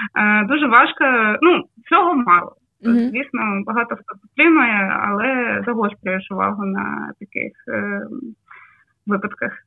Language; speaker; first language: Ukrainian; non-native, local second language; Russian